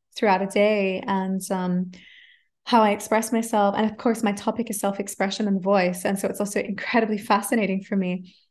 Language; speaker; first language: English; native; English